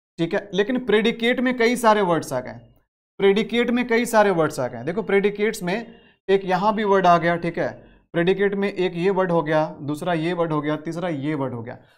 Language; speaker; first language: Hindi; native; Hindi